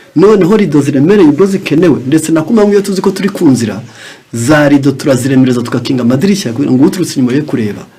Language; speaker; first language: Kinyarwanda; native; Kinyarwanda